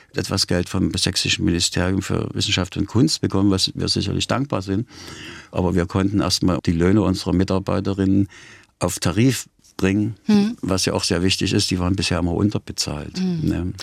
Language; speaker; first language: German; native; German